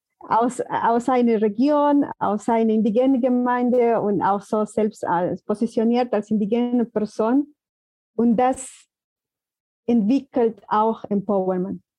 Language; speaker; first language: German; non-native, fluent; Spanish